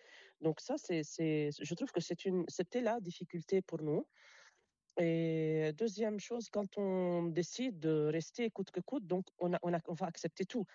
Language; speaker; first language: French; non-native, local second language; Arabic